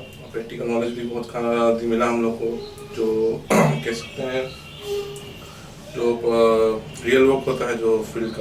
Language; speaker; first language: Hindi; non-native, local second language; Assamese